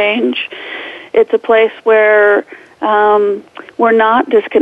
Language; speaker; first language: English; native; English